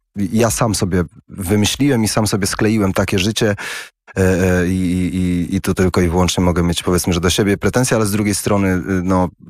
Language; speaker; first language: Polish; early bilingual, heritage; Polish